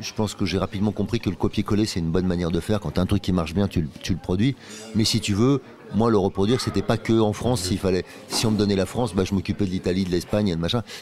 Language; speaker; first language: French; native; French